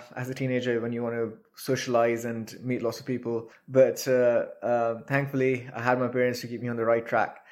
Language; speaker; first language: English; non-native, local second language; Urdu